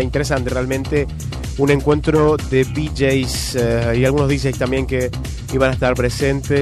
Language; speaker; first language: Spanish; native; Spanish